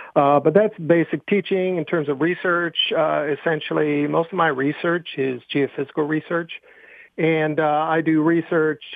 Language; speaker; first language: English; native; English